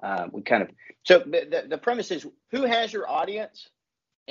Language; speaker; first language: English; native; English